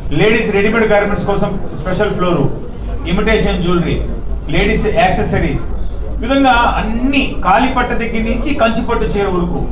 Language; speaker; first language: Telugu; native; Telugu